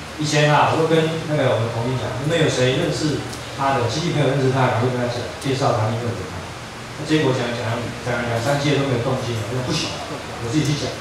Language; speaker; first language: Chinese; native; Chinese